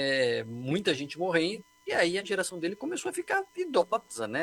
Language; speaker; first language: Portuguese; native; Portuguese